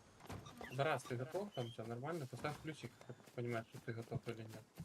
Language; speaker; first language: Russian; native; Russian